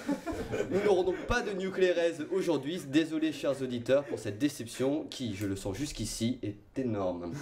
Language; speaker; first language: French; native; French